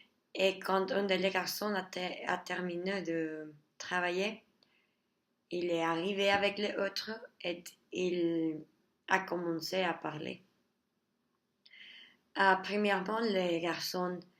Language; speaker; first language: French; non-native, learner; Spanish